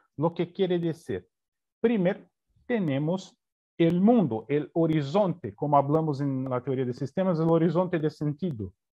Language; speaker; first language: Spanish; non-native, fluent; Portuguese